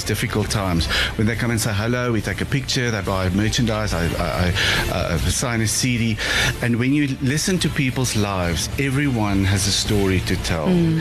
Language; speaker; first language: English; non-native, local second language; Afrikaans